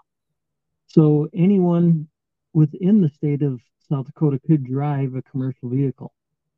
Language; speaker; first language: English; native; English